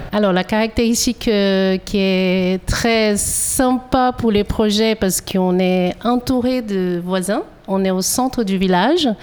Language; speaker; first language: French; non-native, fluent; Portuguese